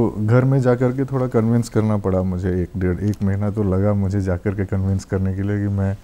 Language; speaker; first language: Hindi; non-native, local second language; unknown